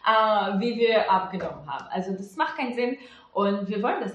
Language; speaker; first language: German; non-native, fluent; Hebrew